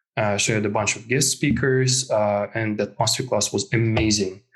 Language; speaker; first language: English; non-native, fluent; Russian